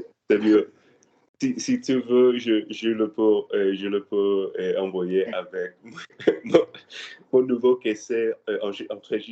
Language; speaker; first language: French; non-native, learner; Spanish